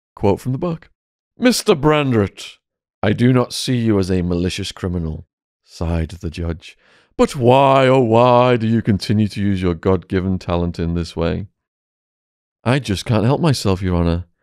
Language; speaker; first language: English; native; English